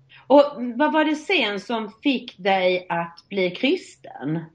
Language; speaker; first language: Swedish; native; Swedish